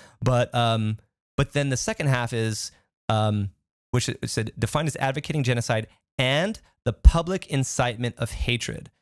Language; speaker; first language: English; native; English